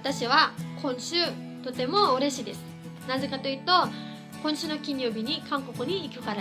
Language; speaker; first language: Japanese; non-native, fluent; Cebuano